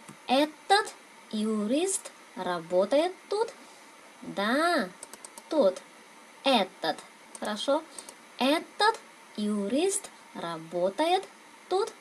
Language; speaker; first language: Russian; non-native, fluent; Vietnamese